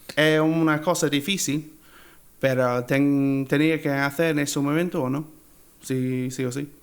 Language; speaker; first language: Spanish; non-native, learner; English